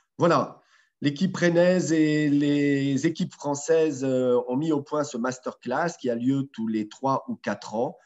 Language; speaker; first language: French; native; French